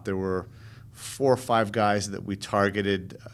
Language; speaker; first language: English; native; English